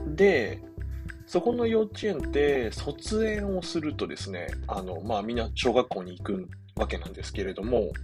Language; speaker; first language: Japanese; early bilingual, other home language; Chinese